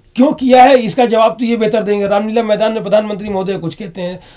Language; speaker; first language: Hindi; native; Hindi